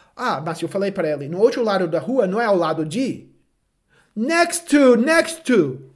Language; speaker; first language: Portuguese; non-native, fluent; English